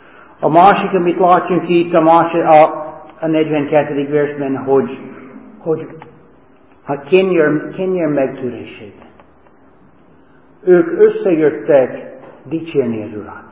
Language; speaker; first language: Hungarian; non-native, fluent; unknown